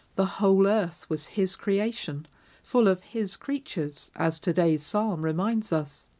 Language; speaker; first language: English; native; English